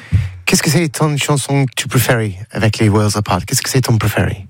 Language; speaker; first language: French; non-native, learner; English